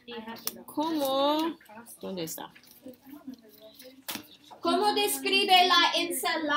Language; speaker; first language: Spanish; non-native, fluent; English